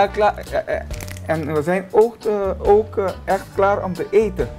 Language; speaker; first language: Dutch; non-native, local second language; Papiamento